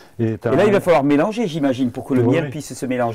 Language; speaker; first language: French; native; French